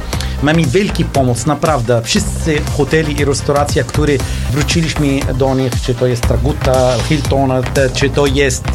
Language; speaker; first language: Polish; non-native, learner; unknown